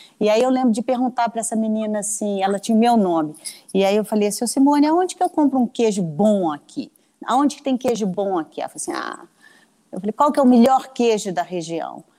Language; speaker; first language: Portuguese; native; Portuguese